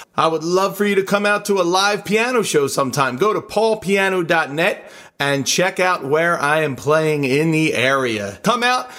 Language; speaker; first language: English; native; English